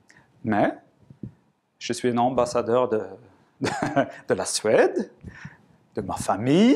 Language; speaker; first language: French; non-native, learner; Swedish